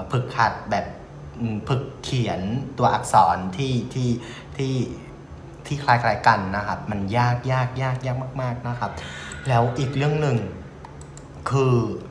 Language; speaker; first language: Thai; non-native, fluent; Vietnamese